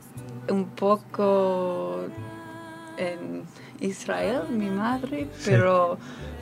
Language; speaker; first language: Spanish; non-native, learner; English